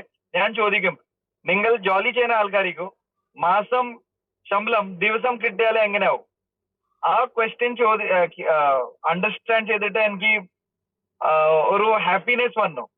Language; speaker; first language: Malayalam; early bilingual, heritage; Malayalam